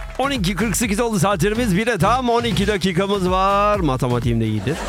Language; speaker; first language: Turkish; native; Turkish